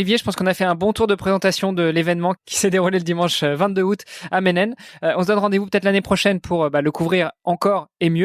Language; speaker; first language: French; native; French